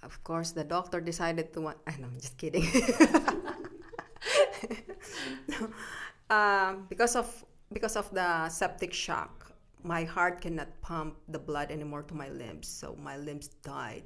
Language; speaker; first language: English; non-native, local second language; Filipino